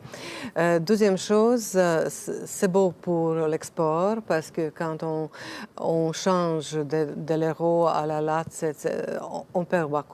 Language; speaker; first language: French; non-native, fluent; Latvian